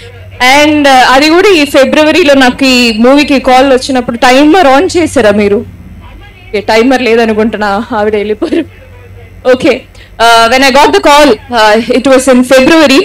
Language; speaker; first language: Telugu; non-native, local second language; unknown